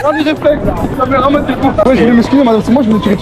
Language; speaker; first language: French; native; French